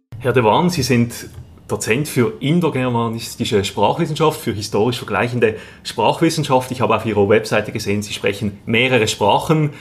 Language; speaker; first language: German; native; German